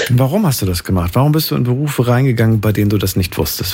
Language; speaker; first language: German; native; German